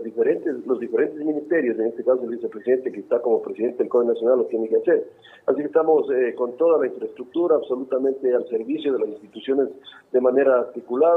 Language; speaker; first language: Spanish; native; Spanish